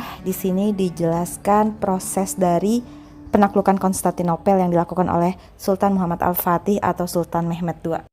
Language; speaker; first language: Indonesian; native; Indonesian